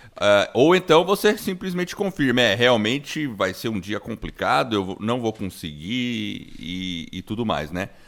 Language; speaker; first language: Portuguese; non-native, fluent; English